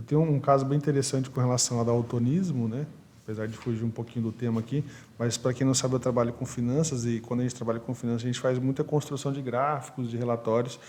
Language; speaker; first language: Portuguese; native; Portuguese